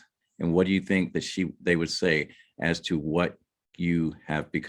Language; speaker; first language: English; native; English